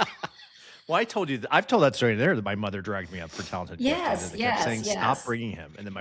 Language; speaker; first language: English; native; English